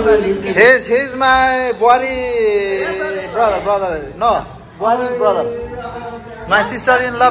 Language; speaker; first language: English; non-native, learner; Nepali